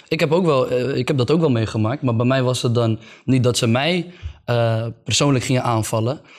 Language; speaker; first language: Dutch; early bilingual, other home language; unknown